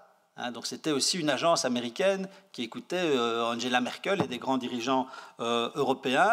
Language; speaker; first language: French; native; French